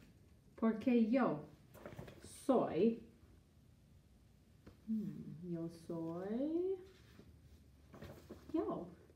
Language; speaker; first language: Spanish; non-native, fluent; English